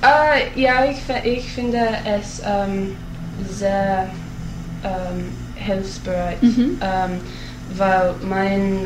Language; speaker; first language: German; non-native, learner; English